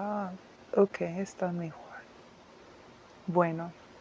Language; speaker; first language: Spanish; non-native, learner; English